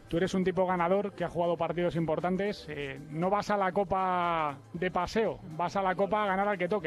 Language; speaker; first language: Spanish; native; Spanish